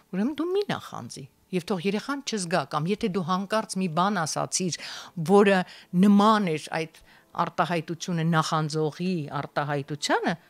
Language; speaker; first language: Armenian; native; Armenian